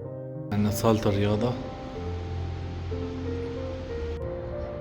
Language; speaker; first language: Arabic; native; Arabic